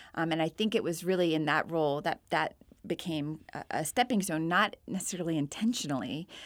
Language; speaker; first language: English; native; English